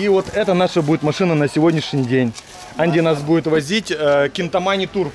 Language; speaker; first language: Russian; native; Russian